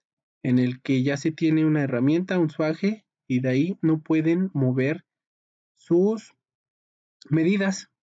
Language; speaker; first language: Spanish; native; Spanish